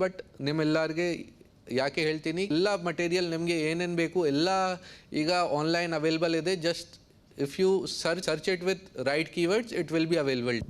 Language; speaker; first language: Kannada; non-native, learner; Hindi